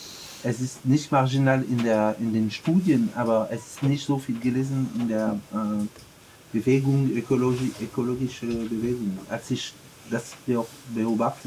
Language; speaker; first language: German; non-native, learner; French